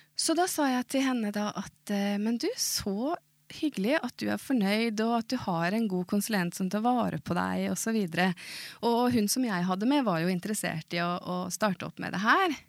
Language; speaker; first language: Swedish; non-native, fluent; Norwegian